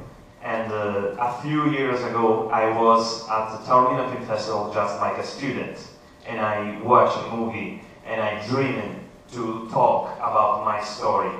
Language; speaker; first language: English; non-native, learner; Italian